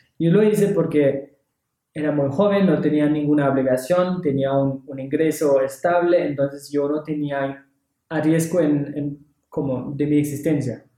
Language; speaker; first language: Spanish; non-native, fluent; English